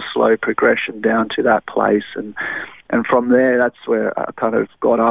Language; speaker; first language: English; native; English